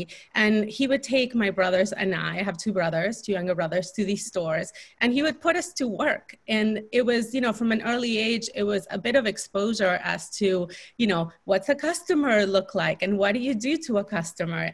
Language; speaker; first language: English; non-native, fluent; Spanish